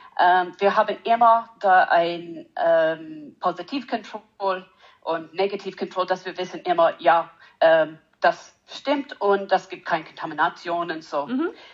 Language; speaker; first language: German; non-native, learner; English